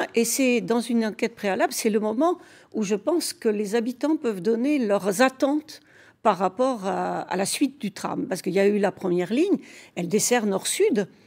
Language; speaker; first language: French; native; French